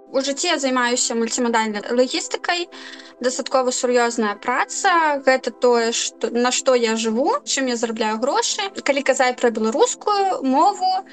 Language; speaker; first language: Belarusian; non-native, local second language; Russian